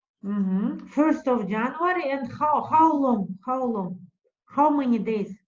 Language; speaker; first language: English; non-native, fluent; Russian